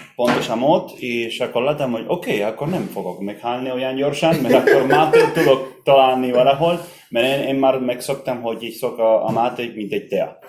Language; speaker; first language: Hungarian; non-native, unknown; Spanish